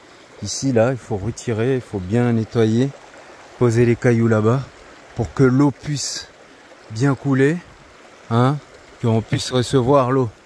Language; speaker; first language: French; non-native, local second language; Comorian